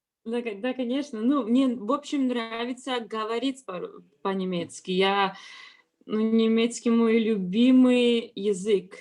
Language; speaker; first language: Russian; non-native, learner; Georgian